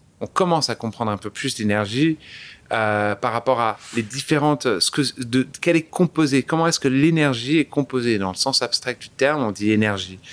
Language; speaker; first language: French; early bilingual, other home language; English